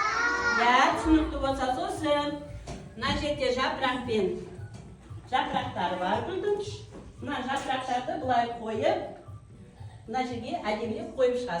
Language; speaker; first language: Kazakh; native; Kazakh